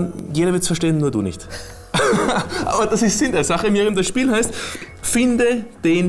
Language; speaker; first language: German; native; German